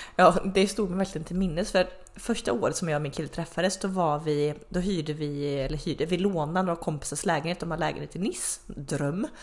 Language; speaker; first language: Swedish; native; Swedish